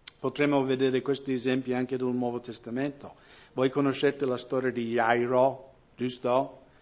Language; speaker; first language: Italian; non-native, fluent; English